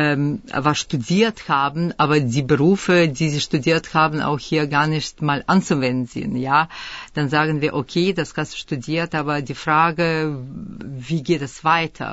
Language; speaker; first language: German; early bilingual, other home language; Russian